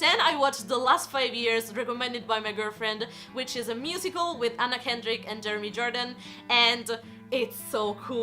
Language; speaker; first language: English; non-native, fluent; Italian